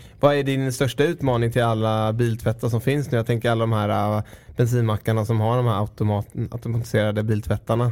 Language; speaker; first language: Swedish; native; Swedish